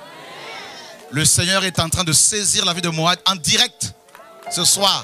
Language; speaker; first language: French; non-native, local second language; Lingala